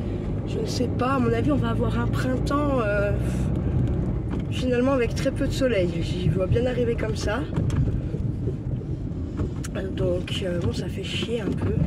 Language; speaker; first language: French; native; French